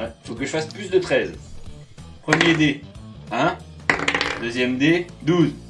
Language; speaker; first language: French; native; French